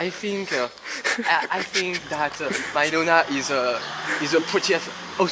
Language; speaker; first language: English; non-native, learner; French